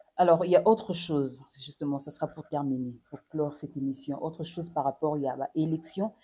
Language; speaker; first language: French; non-native, local second language; Lingala